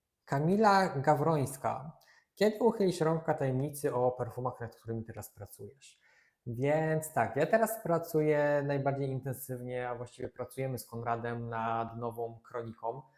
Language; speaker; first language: Polish; native; Polish